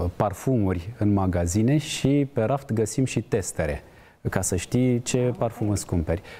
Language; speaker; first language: Romanian; native; Romanian